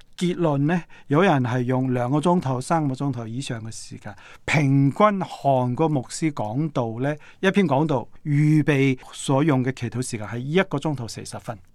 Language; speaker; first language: Cantonese; native; Cantonese